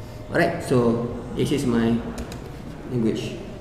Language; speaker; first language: English; non-native, local second language; Malay